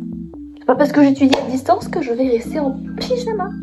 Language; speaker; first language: French; native; French